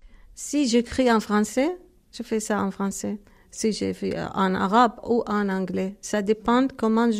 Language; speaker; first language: French; non-native, learner; Arabic